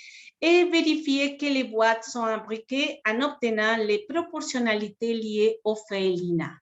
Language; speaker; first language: French; non-native, fluent; Spanish